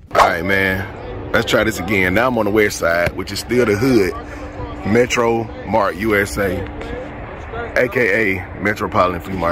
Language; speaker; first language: English; native; English